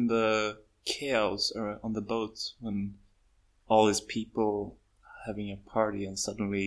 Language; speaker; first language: English; non-native, fluent; Swedish